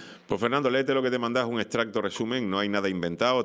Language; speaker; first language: Spanish; native; Spanish